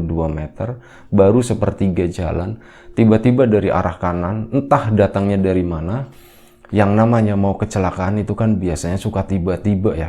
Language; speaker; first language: Indonesian; native; Indonesian